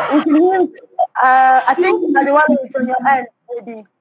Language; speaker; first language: English; non-native, local second language; French